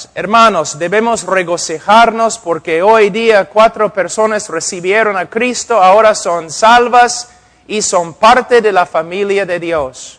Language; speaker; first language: Spanish; non-native, fluent; English